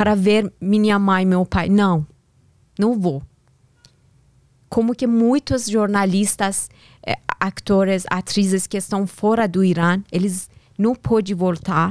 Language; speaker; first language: Portuguese; non-native, learner; Persian